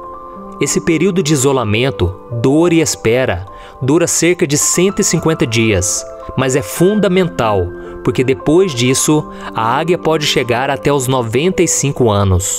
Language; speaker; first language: Portuguese; native; Portuguese